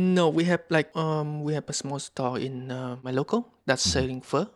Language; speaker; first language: English; non-native, learner; Vietnamese